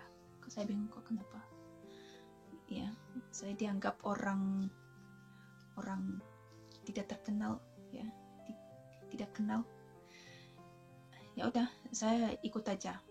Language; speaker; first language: Indonesian; non-native, fluent; Russian